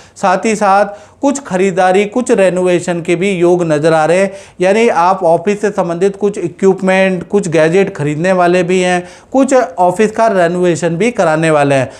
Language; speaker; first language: Hindi; non-native, local second language; Gujarati